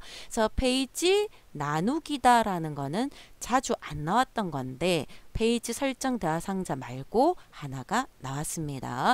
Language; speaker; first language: Korean; native; Korean